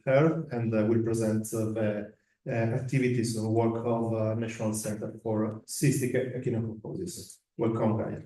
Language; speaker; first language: English; non-native, fluent; Italian